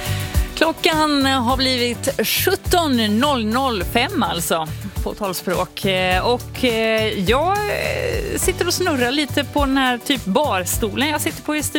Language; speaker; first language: Swedish; native; Swedish